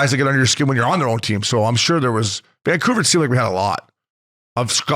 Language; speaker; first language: English; native; English